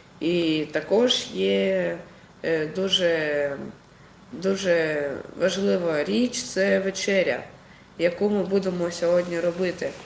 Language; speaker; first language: Ukrainian; non-native, local second language; Russian